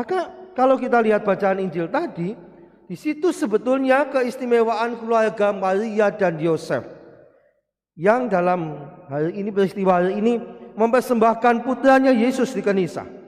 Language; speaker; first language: Indonesian; non-native, local second language; Javanese